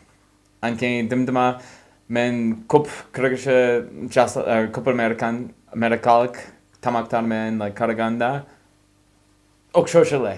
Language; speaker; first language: Kyrgyz; non-native, learner; English